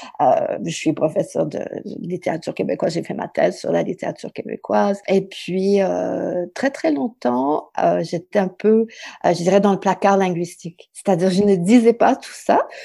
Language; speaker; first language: French; non-native, local second language; English